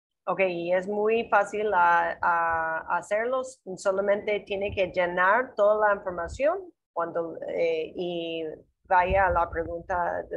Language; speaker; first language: Spanish; non-native, learner; English